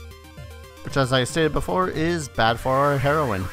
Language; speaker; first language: English; native; English